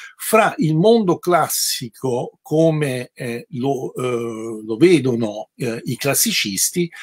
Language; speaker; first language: Italian; native; Italian